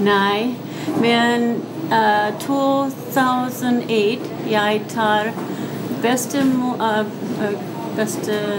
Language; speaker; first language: Norwegian; early bilingual, heritage; English